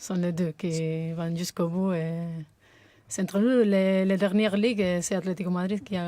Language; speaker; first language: French; non-native, fluent; Spanish